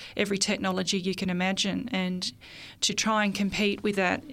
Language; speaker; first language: English; native; English